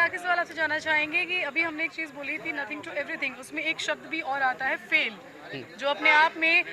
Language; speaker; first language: Hindi; native; Hindi